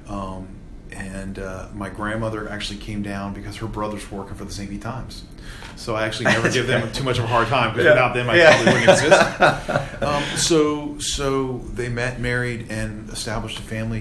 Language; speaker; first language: English; native; English